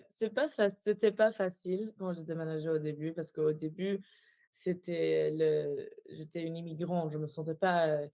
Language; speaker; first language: French; non-native, fluent; Persian